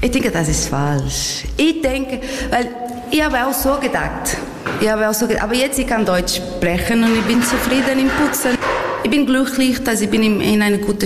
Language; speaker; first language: German; non-native, learner; Portuguese